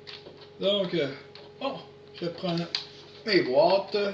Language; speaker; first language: French; native; French